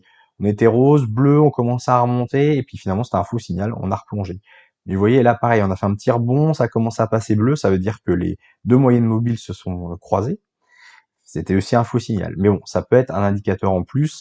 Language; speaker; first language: French; native; French